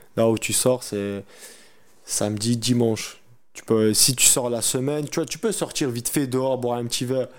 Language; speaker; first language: French; early bilingual, other home language; Chechen